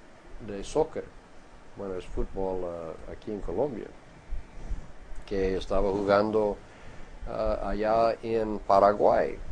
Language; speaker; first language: Spanish; non-native, fluent; English